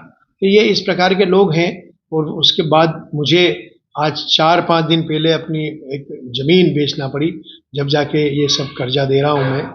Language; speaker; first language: Hindi; native; Hindi